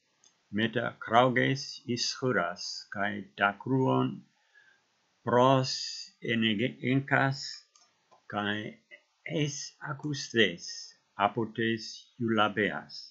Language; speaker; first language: Greek; non-native, learner; English